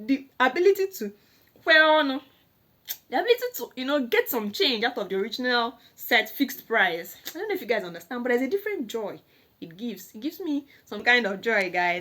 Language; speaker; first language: English; non-native, local second language; Igbo